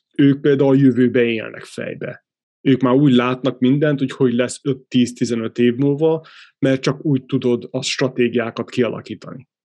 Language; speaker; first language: Hungarian; native; Hungarian